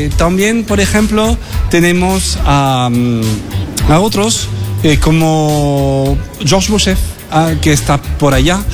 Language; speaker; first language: Spanish; non-native, fluent; French